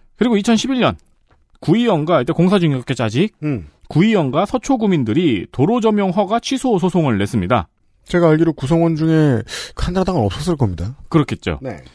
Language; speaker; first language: Korean; native; Korean